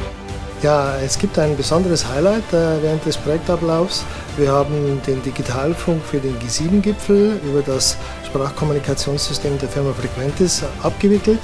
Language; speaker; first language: German; native; German